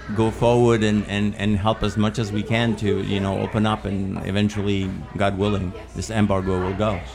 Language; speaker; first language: English; non-native, fluent; Spanish